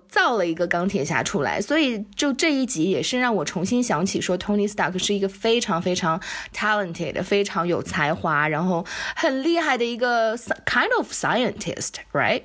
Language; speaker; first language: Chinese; native; Chinese